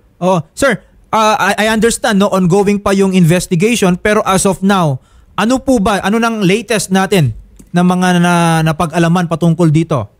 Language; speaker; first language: Filipino; native; Filipino